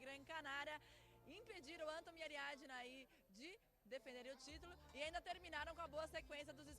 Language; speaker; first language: Portuguese; native; Portuguese